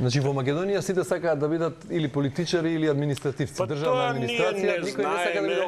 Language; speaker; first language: Macedonian; native; Macedonian